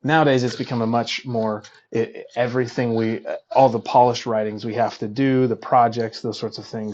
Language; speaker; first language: English; native; English